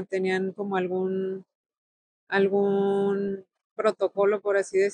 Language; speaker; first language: Spanish; native; Spanish